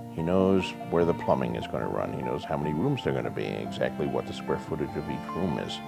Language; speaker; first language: English; native; English